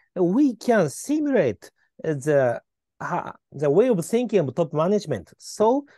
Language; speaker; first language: English; non-native, learner; Japanese